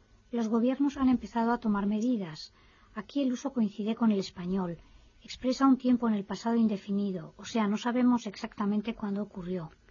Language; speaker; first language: Spanish; native; Spanish